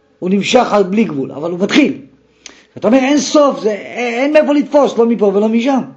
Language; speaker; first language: Hebrew; native; Hebrew